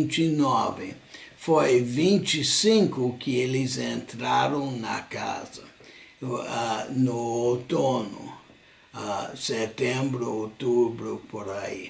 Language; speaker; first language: Portuguese; non-native, fluent; English